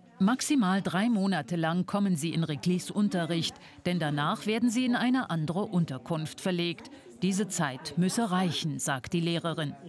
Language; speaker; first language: German; native; German